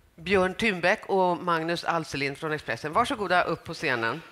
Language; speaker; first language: Swedish; native; Swedish